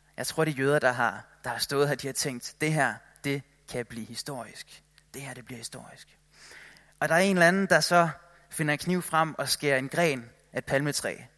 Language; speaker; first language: Danish; native; Danish